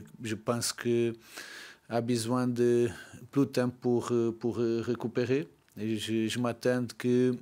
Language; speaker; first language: French; non-native, learner; Portuguese